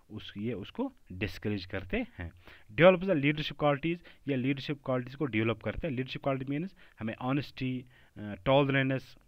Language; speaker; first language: Hindi; non-native, local second language; Kashmiri